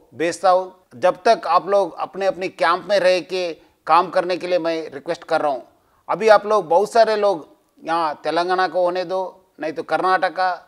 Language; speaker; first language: Hindi; non-native, local second language; Telugu